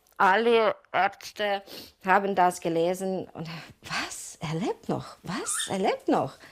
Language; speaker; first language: German; non-native, learner; Ukrainian